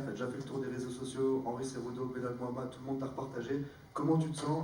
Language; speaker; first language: French; native; French